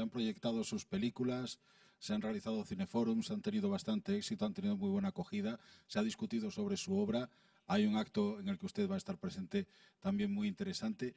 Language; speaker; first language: Spanish; native; Spanish